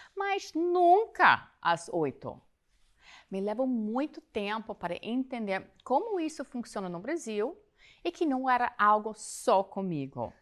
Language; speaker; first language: Portuguese; non-native, fluent; English